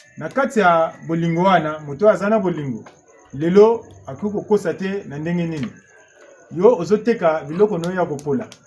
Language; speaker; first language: Lingala; non-native, local second language; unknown